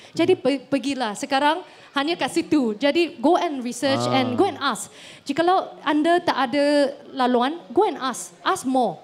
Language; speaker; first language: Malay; non-native, local second language; Chinese